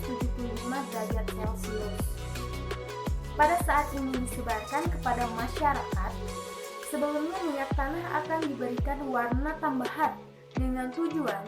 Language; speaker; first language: Indonesian; native; Indonesian